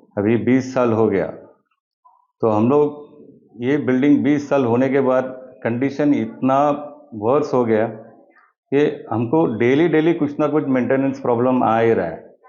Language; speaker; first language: Hindi; non-native, local second language; Tamil